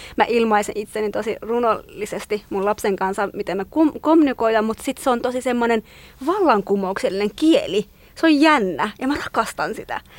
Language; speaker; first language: Finnish; non-native, fluent; Kurdish